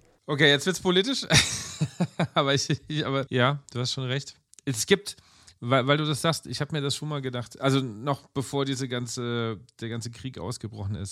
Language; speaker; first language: German; native; German